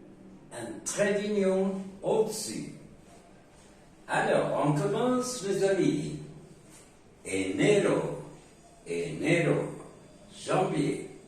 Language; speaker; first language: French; non-native, fluent; Spanish